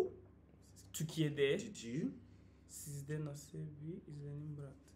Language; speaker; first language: Turkish; non-native, learner; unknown